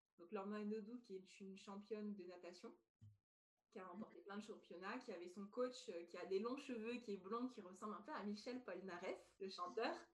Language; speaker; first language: French; native; French